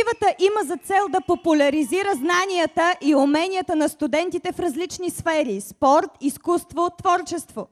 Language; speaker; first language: Bulgarian; native; Bulgarian